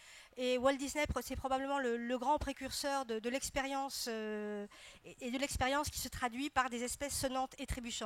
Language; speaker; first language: French; native; French